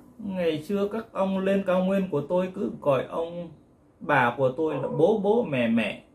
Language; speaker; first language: Vietnamese; non-native, local second language; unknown